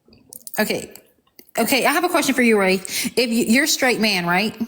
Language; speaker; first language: English; native; English